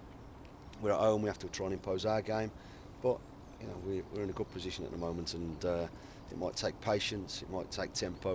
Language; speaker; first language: English; native; English